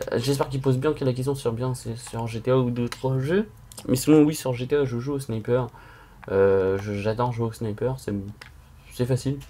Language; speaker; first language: French; native; French